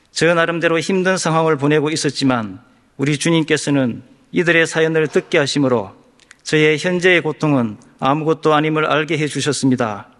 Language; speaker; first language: Korean; native; Korean